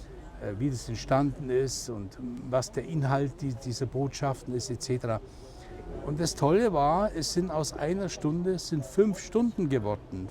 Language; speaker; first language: German; native; German